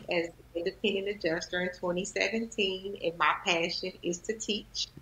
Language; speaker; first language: English; native; English